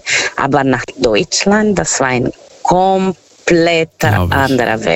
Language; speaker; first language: German; non-native, learner; Portuguese